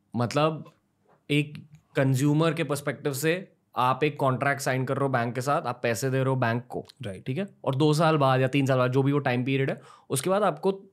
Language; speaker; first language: Hindi; native; Hindi